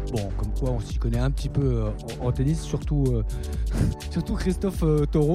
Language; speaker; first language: French; native; French